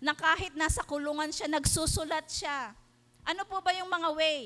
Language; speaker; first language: Filipino; native; Filipino